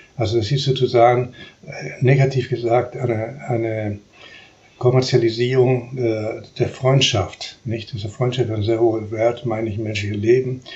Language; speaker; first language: German; non-native, fluent; Spanish